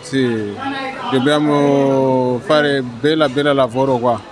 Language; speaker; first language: Italian; non-native, learner; Shona